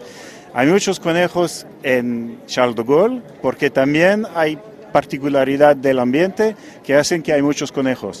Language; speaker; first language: Spanish; non-native, fluent; French